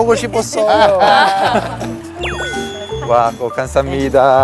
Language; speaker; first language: Korean; non-native, learner; Italian